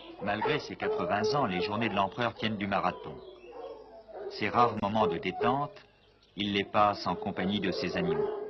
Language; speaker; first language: French; native; French